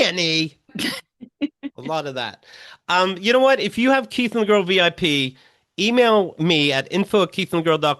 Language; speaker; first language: English; native; English